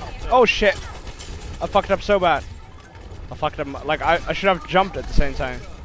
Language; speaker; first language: English; non-native, fluent; Finnish